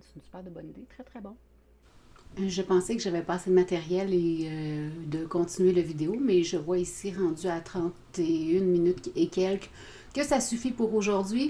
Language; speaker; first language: French; native; French